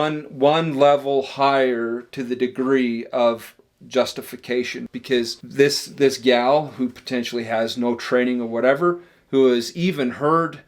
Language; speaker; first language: English; native; English